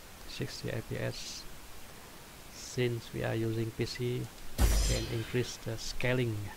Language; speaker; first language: English; non-native, local second language; Malay